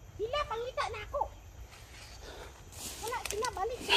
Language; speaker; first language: Cebuano; non-native, local second language; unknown